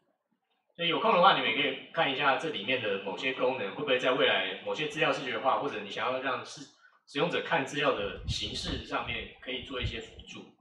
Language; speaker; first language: Chinese; native; Chinese